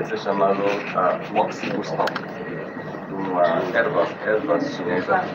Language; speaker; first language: Spanish; non-native, learner; Chinese